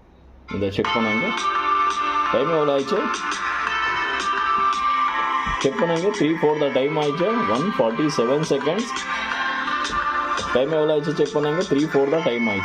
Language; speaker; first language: Tamil; non-native, local second language; Malayalam